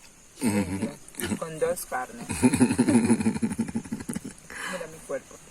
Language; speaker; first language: Spanish; native; Spanish